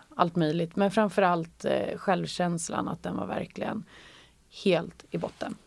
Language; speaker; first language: Swedish; native; Swedish